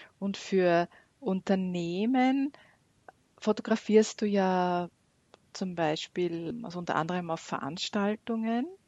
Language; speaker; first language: German; native; German